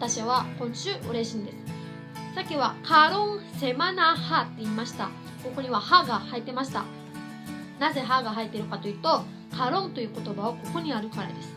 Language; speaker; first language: Japanese; non-native, fluent; Cebuano